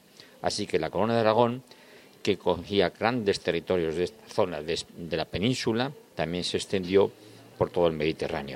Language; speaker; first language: Spanish; native; Spanish